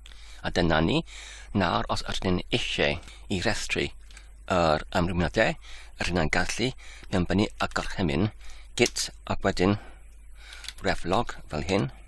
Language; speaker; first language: Welsh; non-native, learner; Polish